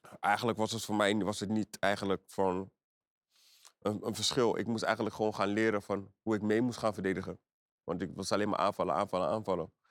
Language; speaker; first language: Dutch; native; Dutch